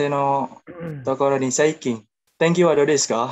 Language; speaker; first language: Japanese; non-native, learner; Indonesian